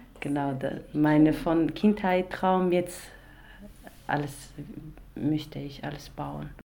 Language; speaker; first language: German; non-native, learner; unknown